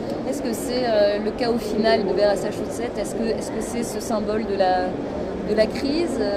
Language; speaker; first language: French; native; French